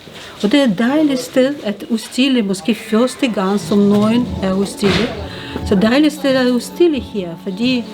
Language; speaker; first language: Danish; non-native, learner; Russian